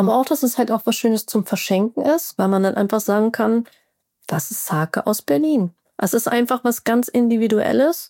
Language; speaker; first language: German; native; German